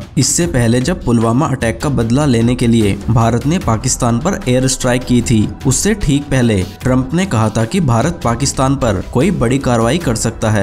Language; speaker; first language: Hindi; native; Hindi